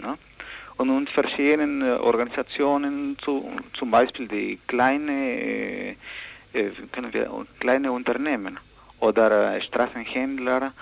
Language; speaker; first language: German; non-native, learner; Spanish